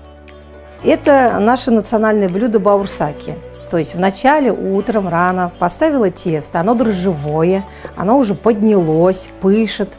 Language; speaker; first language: Russian; native; Russian